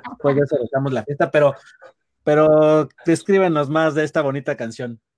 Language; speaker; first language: Spanish; native; Spanish